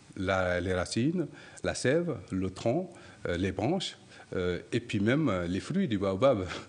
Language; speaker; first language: French; non-native, local second language; Soninke